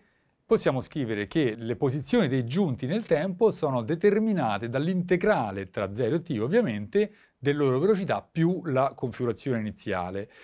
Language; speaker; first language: Italian; native; Italian